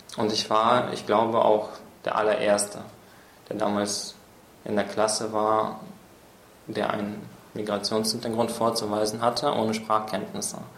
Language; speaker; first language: German; early bilingual, other home language; Russian